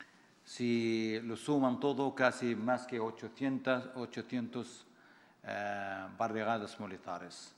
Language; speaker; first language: Spanish; non-native, fluent; Arabic